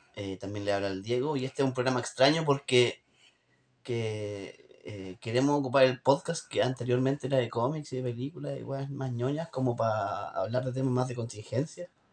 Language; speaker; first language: Spanish; native; Spanish